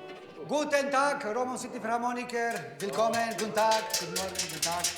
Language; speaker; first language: German; non-native, learner; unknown